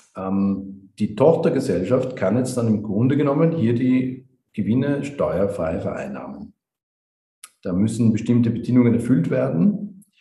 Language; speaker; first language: German; native; German